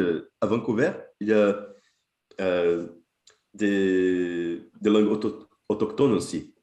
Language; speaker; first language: French; non-native, fluent; Portuguese